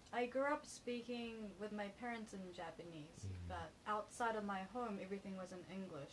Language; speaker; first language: English; native; English